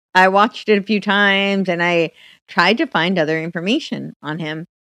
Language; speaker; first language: English; native; English